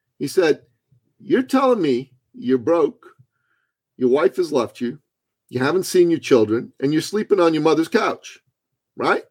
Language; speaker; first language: English; early bilingual, other home language; Persian